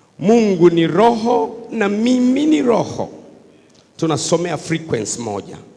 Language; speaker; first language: Swahili; native; Swahili